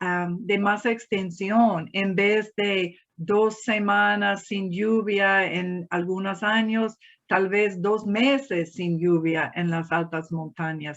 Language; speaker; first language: Spanish; non-native, fluent; English